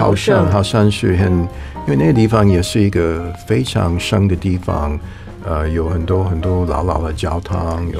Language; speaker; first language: Chinese; non-native, fluent; English